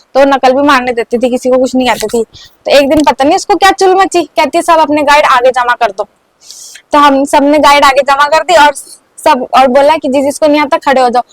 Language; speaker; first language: Hindi; non-native, local second language; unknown